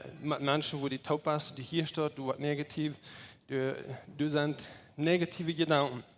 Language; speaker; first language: German; non-native, learner; Plautdietsch